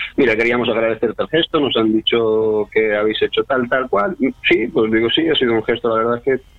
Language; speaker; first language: Spanish; early bilingual, other home language; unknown